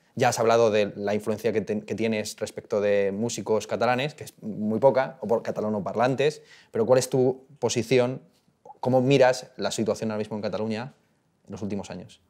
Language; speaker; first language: Spanish; native; Spanish